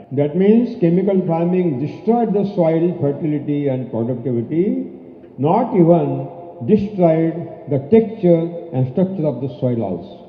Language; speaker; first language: English; non-native, local second language; Marathi